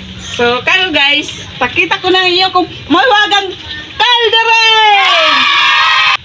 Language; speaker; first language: Filipino; non-native, local second language; Cebuano